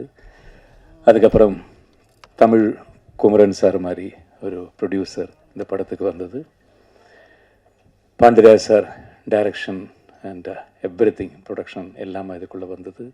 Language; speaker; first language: Tamil; non-native, local second language; Malayalam